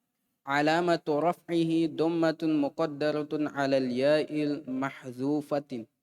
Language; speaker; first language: Arabic; non-native, learner; Indonesian